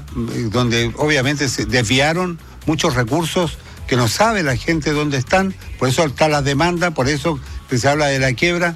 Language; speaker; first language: Spanish; native; Spanish